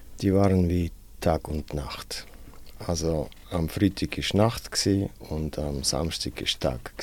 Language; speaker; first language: German; non-native, fluent; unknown